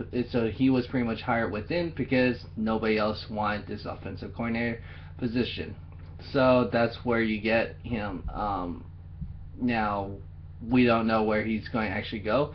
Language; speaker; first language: English; native; English